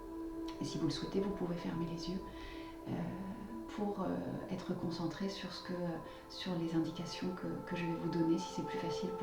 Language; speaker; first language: French; native; French